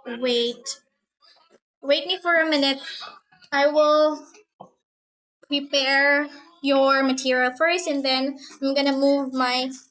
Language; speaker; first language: English; non-native, fluent; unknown